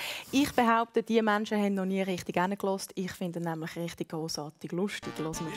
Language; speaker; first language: German; native; German